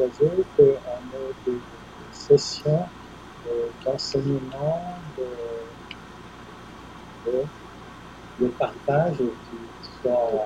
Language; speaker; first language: French; non-native, fluent; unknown